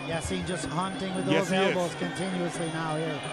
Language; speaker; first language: English; native; English